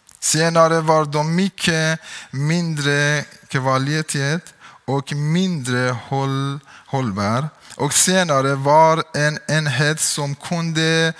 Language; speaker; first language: Swedish; non-native, learner; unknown